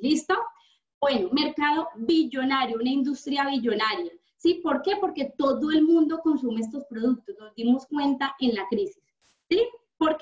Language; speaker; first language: Spanish; native; Spanish